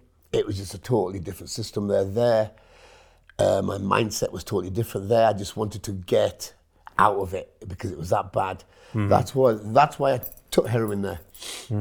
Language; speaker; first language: English; non-native, local second language; Punjabi